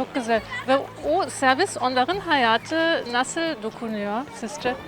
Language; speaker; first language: Turkish; non-native, fluent; German